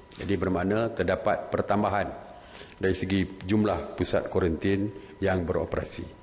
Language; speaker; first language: Malay; native; Malay